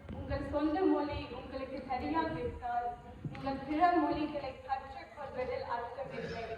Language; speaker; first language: Tamil; early bilingual, heritage; Tamil